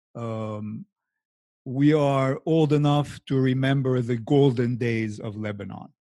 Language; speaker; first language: English; non-native, fluent; Arabic